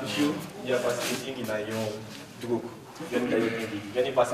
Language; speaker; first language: Russian; non-native, learner; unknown